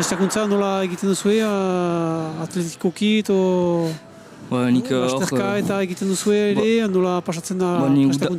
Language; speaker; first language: Basque; native; Basque